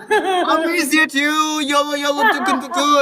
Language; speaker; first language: English; non-native, learner; Korean